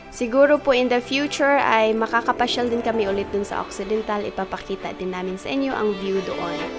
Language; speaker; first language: Filipino; non-native, local second language; Cebuano